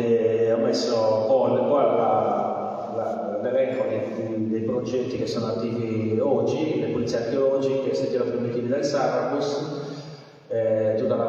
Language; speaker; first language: Italian; native; Italian